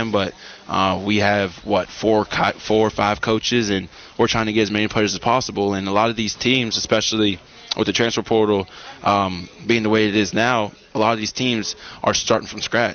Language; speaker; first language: English; native; English